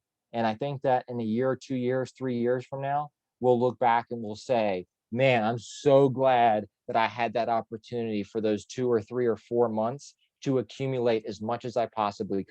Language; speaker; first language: English; native; English